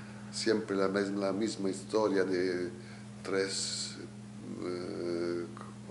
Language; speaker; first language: Spanish; non-native, learner; Italian